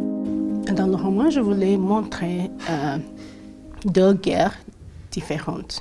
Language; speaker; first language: French; non-native, fluent; English